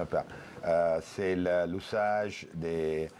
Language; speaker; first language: French; non-native, learner; Italian